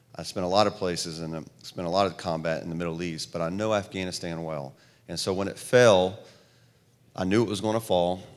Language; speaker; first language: English; native; English